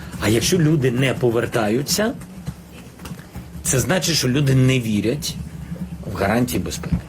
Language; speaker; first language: Ukrainian; non-native, local second language; Russian